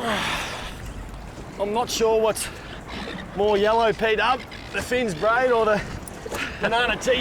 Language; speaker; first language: English; native; English